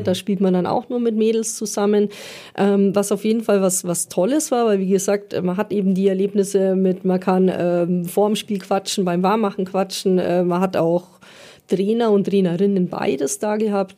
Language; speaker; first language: German; native; German